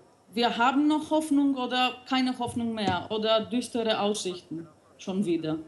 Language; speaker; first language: German; non-native, fluent; Greek